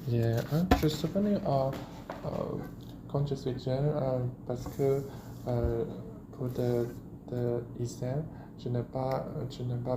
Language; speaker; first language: French; non-native, learner; Chinese